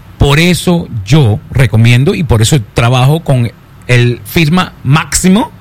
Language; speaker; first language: Spanish; early bilingual, heritage; Spanish